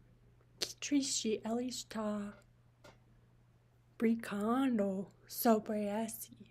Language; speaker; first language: Portuguese; non-native, learner; English